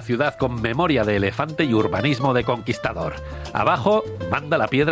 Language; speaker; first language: Spanish; native; Spanish